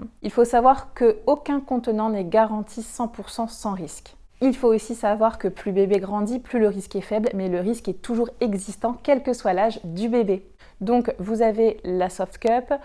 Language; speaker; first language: French; native; French